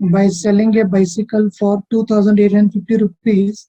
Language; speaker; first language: English; non-native, local second language; Kannada